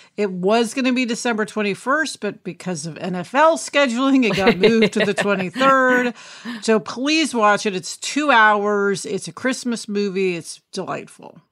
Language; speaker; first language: English; native; English